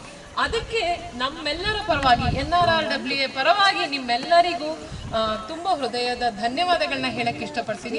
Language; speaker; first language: Kannada; native; Kannada